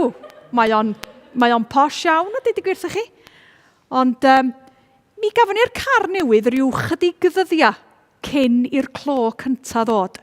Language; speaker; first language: Welsh; native; Welsh